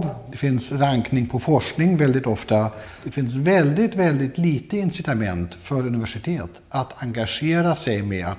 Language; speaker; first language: Swedish; non-native, fluent; German